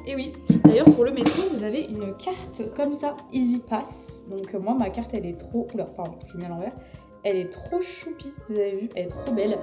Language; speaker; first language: French; native; French